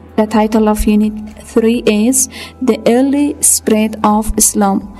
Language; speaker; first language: English; non-native, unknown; Persian